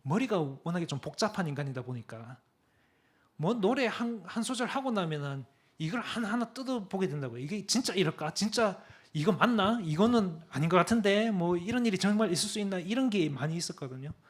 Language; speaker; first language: Korean; early bilingual, other home language; English